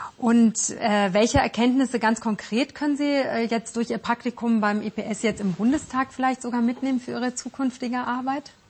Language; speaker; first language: German; native; German